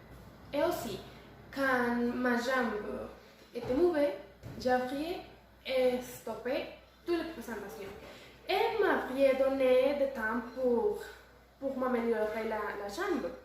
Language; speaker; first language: French; non-native, learner; Spanish